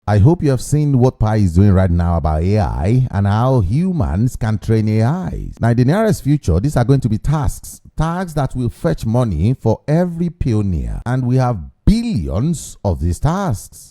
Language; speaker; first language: English; non-native, local second language; Yoruba